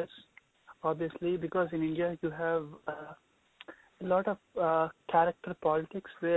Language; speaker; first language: English; non-native, local second language; Telugu